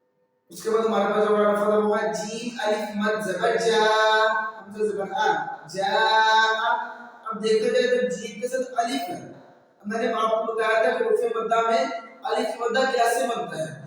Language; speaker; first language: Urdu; non-native, local second language; Punjabi